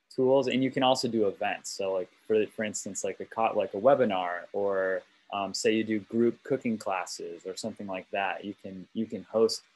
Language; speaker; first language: English; native; English